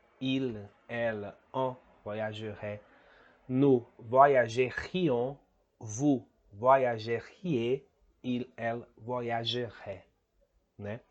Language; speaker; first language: French; non-native, fluent; Portuguese